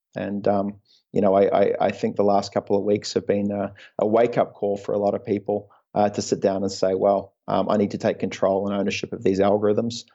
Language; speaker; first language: English; native; English